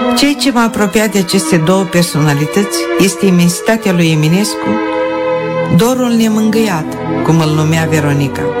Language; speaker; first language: Romanian; non-native, local second language; Russian